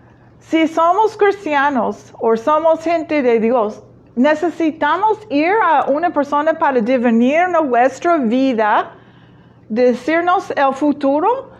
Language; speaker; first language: Spanish; non-native, fluent; English